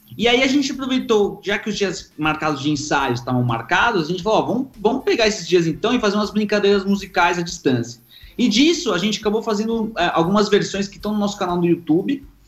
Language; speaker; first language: Portuguese; early bilingual, other home language; Spanish